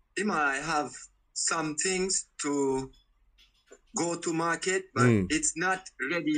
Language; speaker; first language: English; non-native, learner; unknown